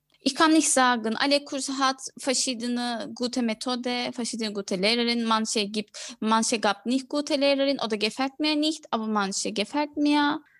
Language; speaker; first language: German; non-native, learner; Turkish